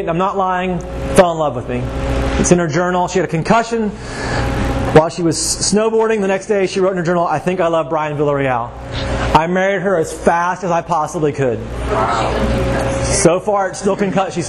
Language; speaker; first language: English; native; English